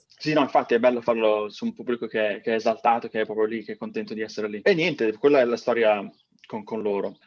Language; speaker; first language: Italian; native; Italian